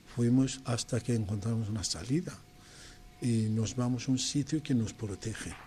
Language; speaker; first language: Spanish; non-native, fluent; Persian